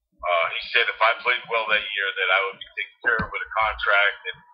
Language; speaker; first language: English; native; English